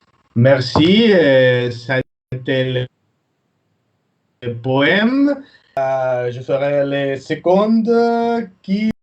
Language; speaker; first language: French; non-native, learner; Spanish